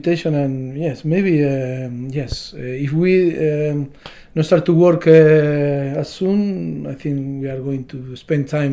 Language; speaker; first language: English; non-native, learner; Spanish